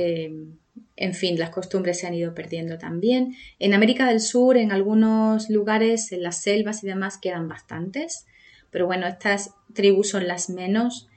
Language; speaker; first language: Spanish; native; Spanish